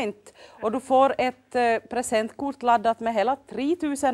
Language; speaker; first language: Swedish; native; Swedish